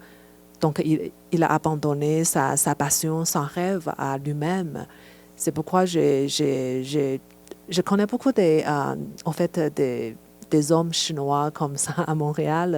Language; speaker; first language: French; non-native, fluent; Chinese